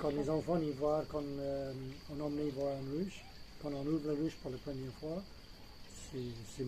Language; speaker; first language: French; non-native, fluent; English